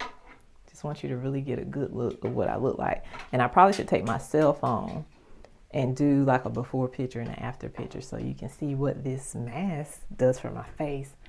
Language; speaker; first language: English; native; English